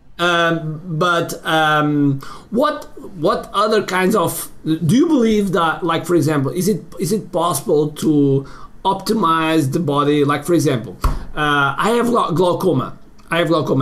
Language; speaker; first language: English; non-native, fluent; Portuguese